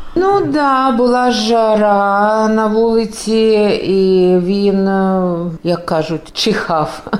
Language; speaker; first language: Ukrainian; non-native, local second language; Russian